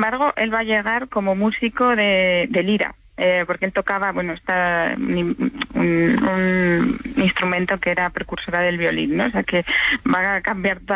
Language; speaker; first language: Spanish; native; Spanish